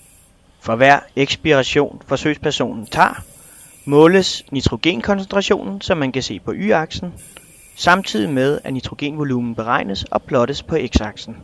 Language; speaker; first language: Danish; native; Danish